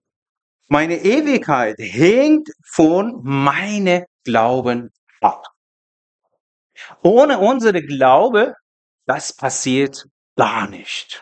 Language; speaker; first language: German; non-native, learner; Persian